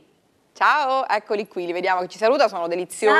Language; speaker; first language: Italian; native; Italian